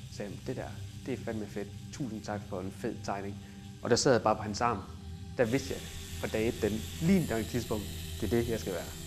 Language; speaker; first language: Danish; early bilingual, other home language; Thai